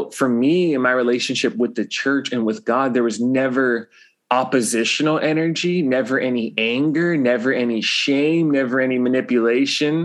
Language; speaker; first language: English; native; English